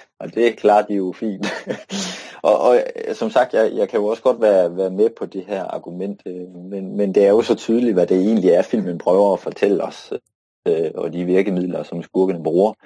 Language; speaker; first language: Danish; native; Danish